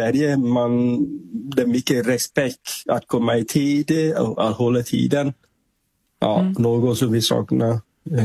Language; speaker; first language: Swedish; non-native, fluent; Vietnamese